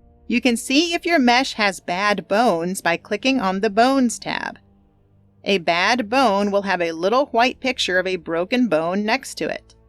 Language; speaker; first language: English; native; English